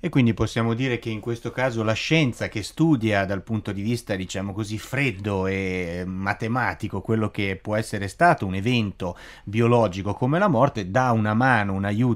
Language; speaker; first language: Italian; native; Italian